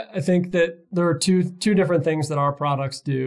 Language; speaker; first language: English; native; English